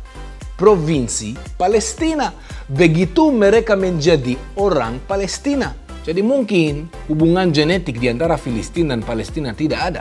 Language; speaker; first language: Indonesian; non-native, fluent; Hebrew